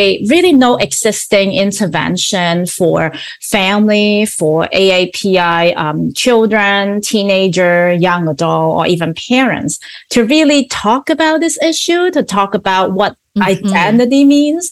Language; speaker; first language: English; non-native, local second language; Cantonese